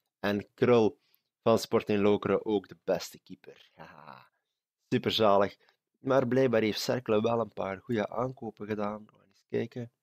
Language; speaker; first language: Dutch; native; Dutch